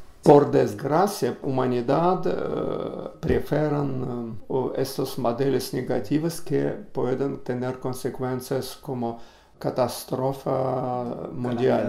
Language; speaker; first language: Spanish; non-native, learner; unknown